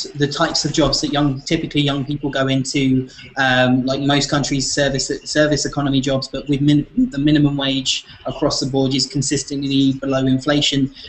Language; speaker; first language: English; native; English